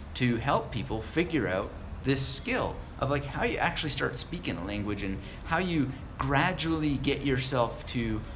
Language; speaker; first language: English; native; English